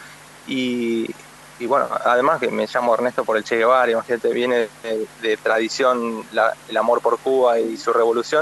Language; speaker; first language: Spanish; native; Spanish